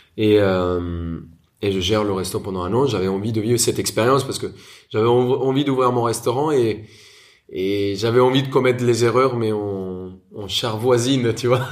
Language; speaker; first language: French; non-native, fluent; Spanish